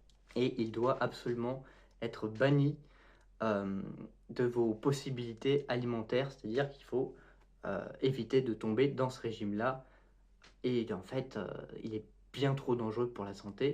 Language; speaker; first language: French; native; French